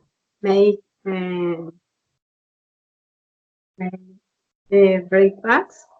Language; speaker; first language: English; non-native, learner; Spanish